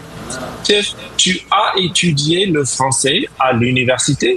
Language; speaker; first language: French; non-native, fluent; English